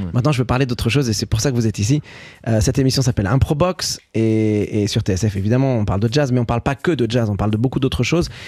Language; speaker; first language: French; early bilingual, other home language; Arabic